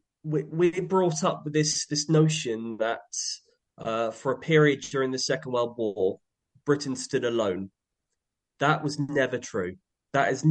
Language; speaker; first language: English; native; English